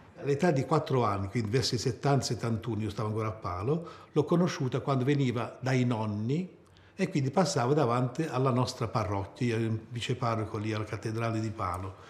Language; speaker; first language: Italian; native; Italian